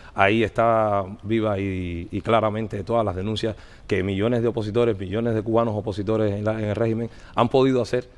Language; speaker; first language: Spanish; native; Spanish